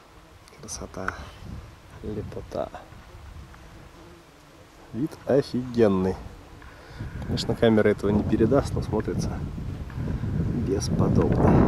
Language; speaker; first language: Russian; native; Russian